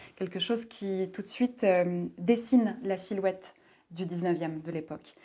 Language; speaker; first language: French; native; French